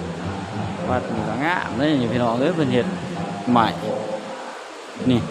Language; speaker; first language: Thai; non-native, local second language; Northeastern Thai